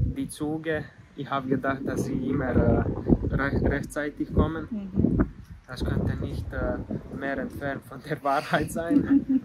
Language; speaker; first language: German; non-native, learner; Bosnian